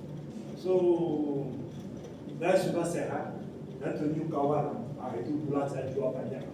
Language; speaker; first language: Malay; non-native, local second language; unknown